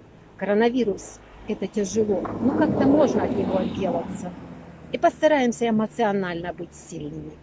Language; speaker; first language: Russian; native; Russian